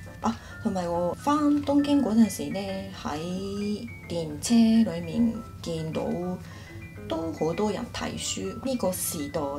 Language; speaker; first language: Cantonese; non-native, fluent; Japanese